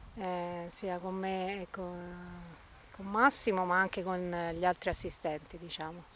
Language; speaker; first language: Italian; native; Italian